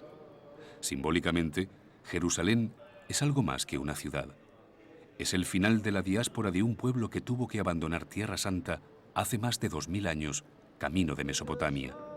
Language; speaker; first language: Spanish; native; Spanish